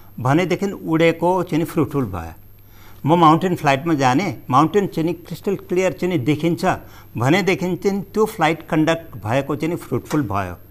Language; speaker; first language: Nepali; native; Nepali